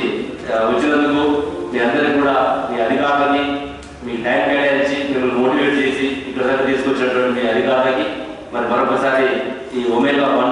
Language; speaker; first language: Telugu; native; Telugu